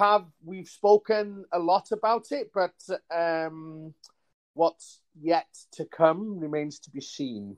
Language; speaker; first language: English; native; English